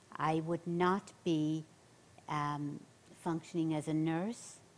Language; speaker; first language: English; native; English